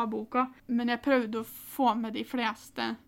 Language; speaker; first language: Norwegian; native; Norwegian